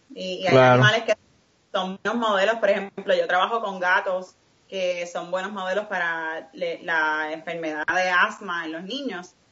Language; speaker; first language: Spanish; native; Spanish